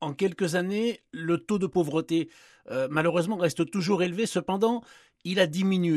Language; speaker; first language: French; native; French